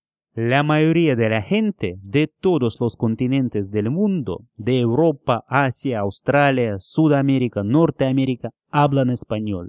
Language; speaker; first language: Spanish; non-native, fluent; Russian